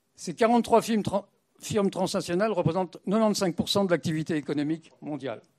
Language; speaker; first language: French; native; French